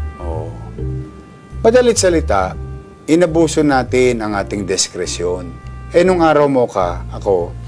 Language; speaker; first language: Filipino; native; Filipino